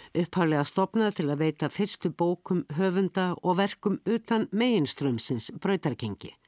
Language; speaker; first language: Icelandic; native; Icelandic